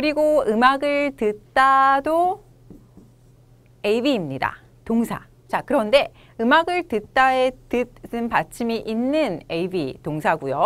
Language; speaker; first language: Korean; native; Korean